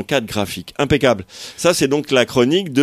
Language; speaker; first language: French; native; French